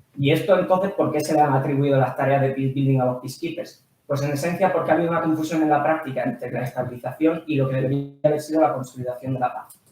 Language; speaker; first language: Spanish; native; Spanish